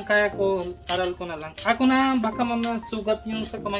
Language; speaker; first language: Filipino; non-native, learner; Punjabi